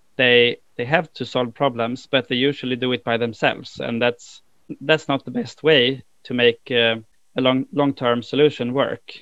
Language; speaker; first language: English; non-native, fluent; Swedish